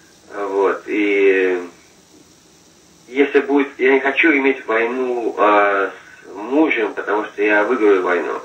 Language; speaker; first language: Russian; non-native, fluent; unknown